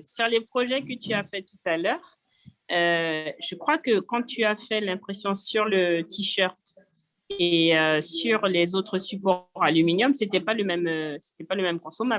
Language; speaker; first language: French; native; French